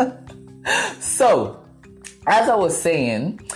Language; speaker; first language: English; non-native, local second language; Akan